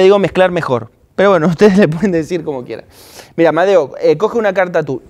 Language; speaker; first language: Spanish; native; Spanish